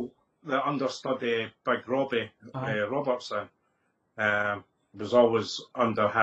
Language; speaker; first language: English; native; English